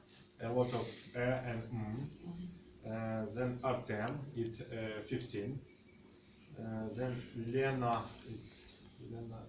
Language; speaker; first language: English; non-native, learner; Russian